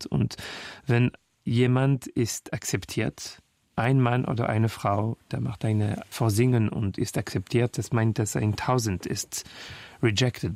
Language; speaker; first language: German; non-native, fluent; French